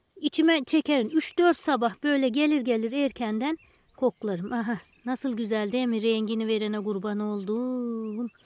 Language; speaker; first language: Turkish; native; Turkish